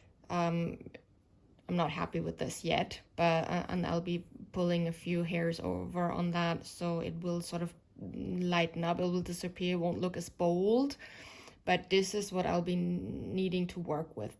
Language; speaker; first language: English; non-native, fluent; German